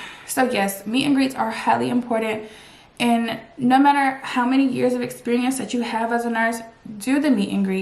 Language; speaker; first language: English; native; English